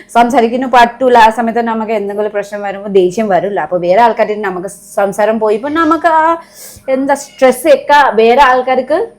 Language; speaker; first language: Malayalam; non-native, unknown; Nepali